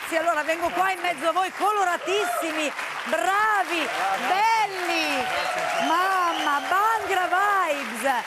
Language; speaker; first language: Italian; early bilingual, heritage; Italian